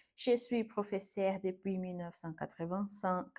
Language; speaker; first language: French; non-native, fluent; Portuguese